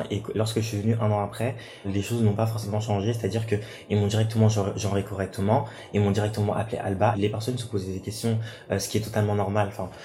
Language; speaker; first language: French; native; French